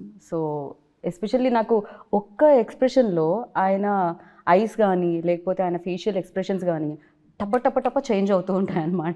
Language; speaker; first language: Telugu; native; Telugu